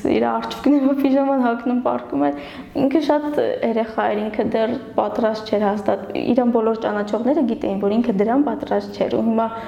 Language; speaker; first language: Armenian; non-native, local second language; Kurdish